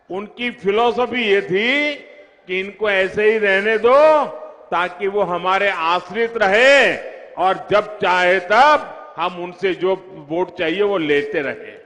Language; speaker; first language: Hindi; non-native, local second language; Gujarati